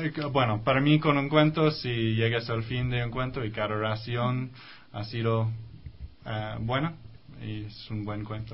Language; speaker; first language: Spanish; non-native, fluent; English